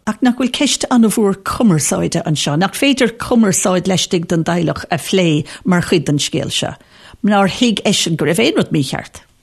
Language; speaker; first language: Irish; native; Irish